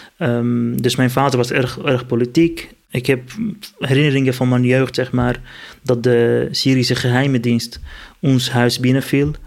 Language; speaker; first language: Dutch; non-native, fluent; Kurdish